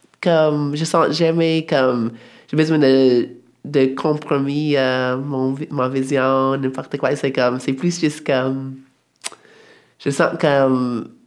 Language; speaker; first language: French; non-native, fluent; English